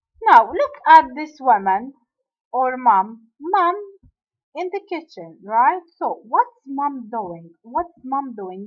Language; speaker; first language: English; non-native, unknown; Arabic